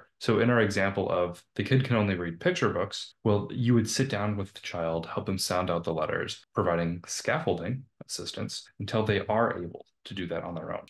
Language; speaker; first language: English; native; English